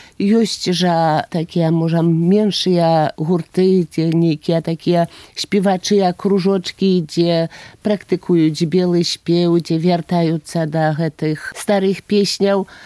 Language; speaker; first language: Belarusian; native; Belarusian